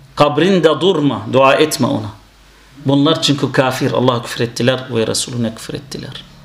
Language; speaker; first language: Turkish; non-native, fluent; Arabic